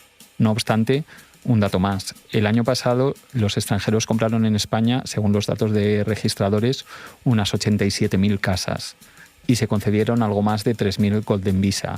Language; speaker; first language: Spanish; native; Spanish